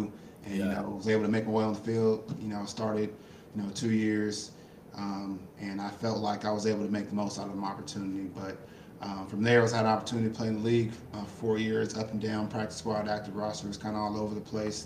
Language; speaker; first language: English; native; English